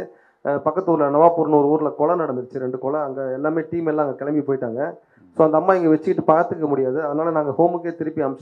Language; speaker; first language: Tamil; native; Tamil